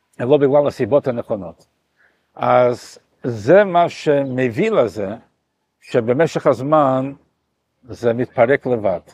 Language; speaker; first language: Hebrew; non-native, fluent; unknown